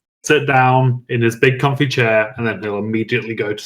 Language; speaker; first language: English; native; English